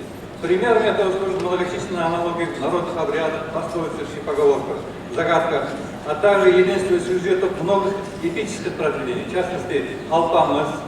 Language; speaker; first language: Russian; non-native, local second language; Kara-Kalpak